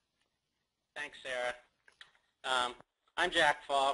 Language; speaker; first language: English; native; English